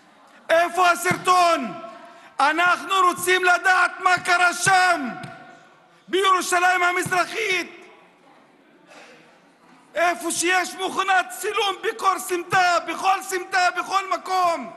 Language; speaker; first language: Hebrew; non-native, local second language; Arabic